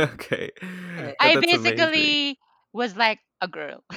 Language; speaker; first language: English; non-native, local second language; Pampanga